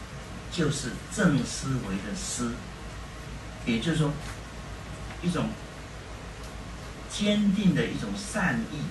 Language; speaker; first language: Chinese; native; Chinese